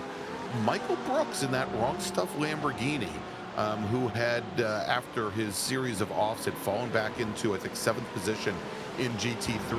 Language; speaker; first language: English; native; English